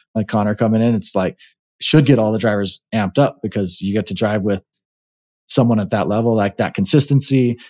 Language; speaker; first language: English; native; English